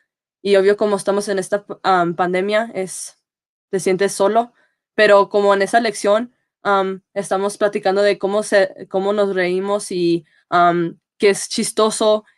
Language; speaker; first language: Spanish; early bilingual, heritage; Spanish